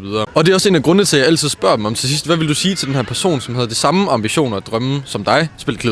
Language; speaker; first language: Danish; native; Danish